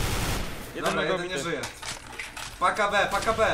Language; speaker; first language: Polish; native; Polish